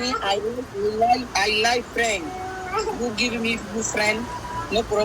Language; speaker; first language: English; non-native, learner; Spanish